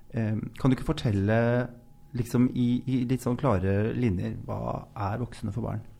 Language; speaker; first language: Norwegian; native; Norwegian